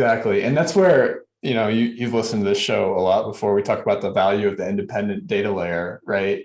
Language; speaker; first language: English; native; English